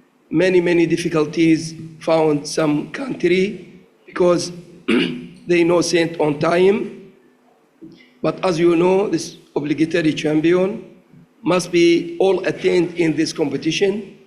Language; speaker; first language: English; non-native, learner; Arabic